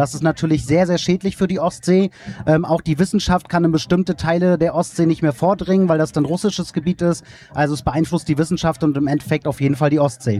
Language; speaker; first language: German; native; German